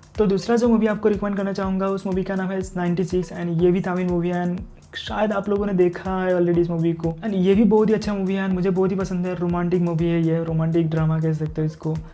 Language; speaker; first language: Hindi; non-native, local second language; Assamese